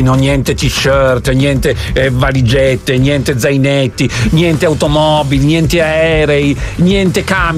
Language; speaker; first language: Italian; native; Italian